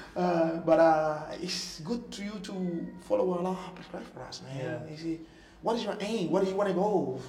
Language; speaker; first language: English; non-native, learner; Spanish